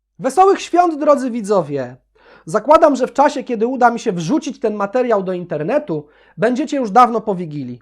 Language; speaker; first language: Polish; native; Polish